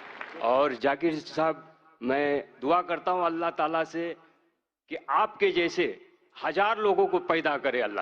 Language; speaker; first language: Hindi; non-native, local second language; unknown